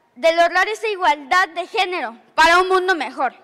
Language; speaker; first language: Spanish; native; Spanish